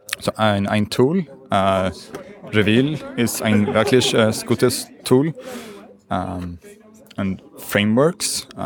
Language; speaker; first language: German; non-native, learner; Swedish